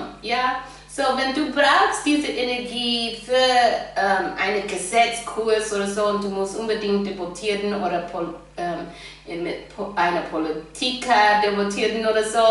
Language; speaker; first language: German; non-native, fluent; English